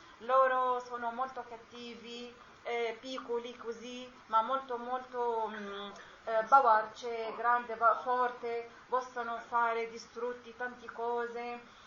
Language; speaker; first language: Italian; non-native, learner; Arabic